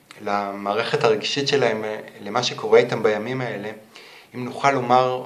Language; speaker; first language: Hebrew; native; Hebrew